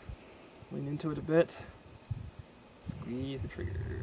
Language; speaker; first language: English; native; English